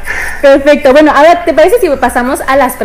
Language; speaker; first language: Spanish; native; Spanish